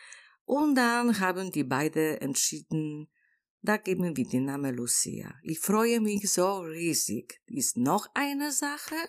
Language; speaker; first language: German; non-native, learner; Polish